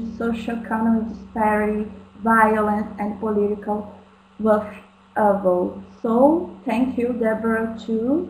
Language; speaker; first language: English; non-native, fluent; Portuguese